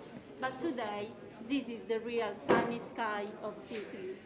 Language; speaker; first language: English; non-native, fluent; Italian